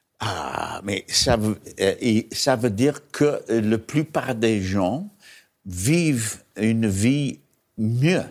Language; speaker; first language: French; non-native, learner; English